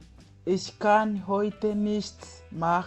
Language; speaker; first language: German; non-native, learner; Kinyarwanda